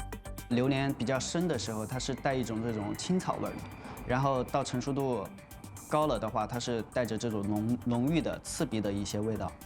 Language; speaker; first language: Chinese; native; Chinese